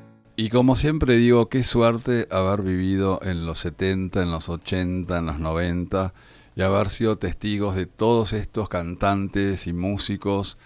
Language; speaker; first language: Spanish; native; Spanish